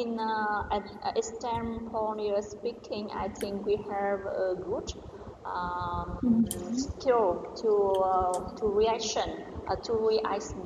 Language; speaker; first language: English; non-native, learner; Vietnamese